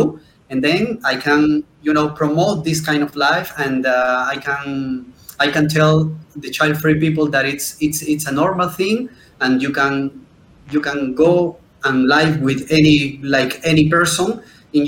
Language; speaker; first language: English; non-native, fluent; Spanish